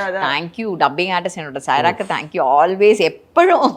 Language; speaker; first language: Malayalam; non-native, learner; Tamil